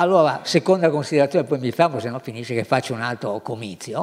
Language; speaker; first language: Italian; native; Italian